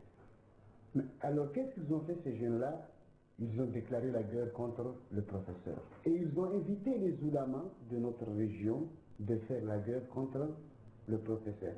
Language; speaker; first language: French; non-native, local second language; Ngazidja Comorian